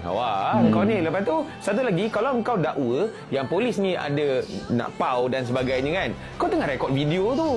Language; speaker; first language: Malay; native; Malay